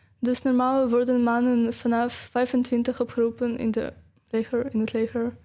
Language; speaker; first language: Dutch; non-native, fluent; Ukrainian